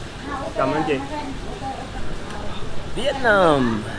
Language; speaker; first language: Vietnamese; non-native, learner; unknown